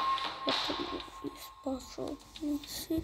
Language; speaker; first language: Russian; non-native, learner; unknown